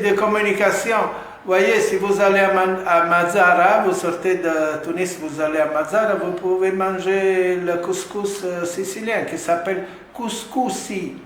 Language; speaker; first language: French; non-native, fluent; Italian